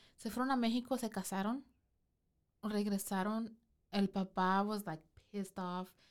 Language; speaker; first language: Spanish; early bilingual, heritage; Spanish